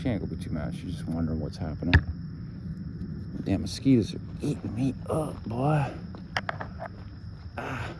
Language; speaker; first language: English; native; English